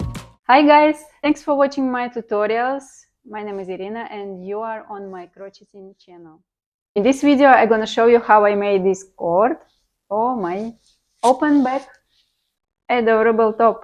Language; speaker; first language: English; non-native, fluent; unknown